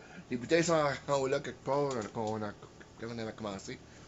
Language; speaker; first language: French; early bilingual, heritage; French